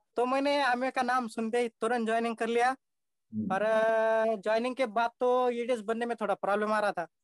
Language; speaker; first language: Hindi; non-native, local second language; Marathi